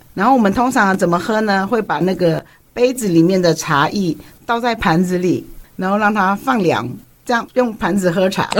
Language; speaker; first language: Chinese; early bilingual, heritage; Chinese